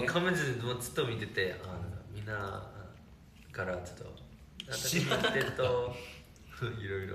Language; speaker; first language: Japanese; non-native, fluent; Chinese